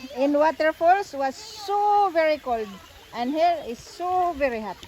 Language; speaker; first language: English; non-native, learner; Filipino